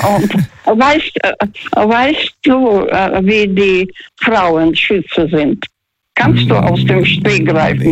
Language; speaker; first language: German; non-native, learner; Russian